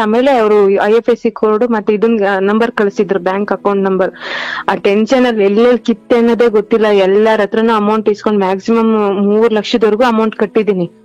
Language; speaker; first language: Kannada; native; Kannada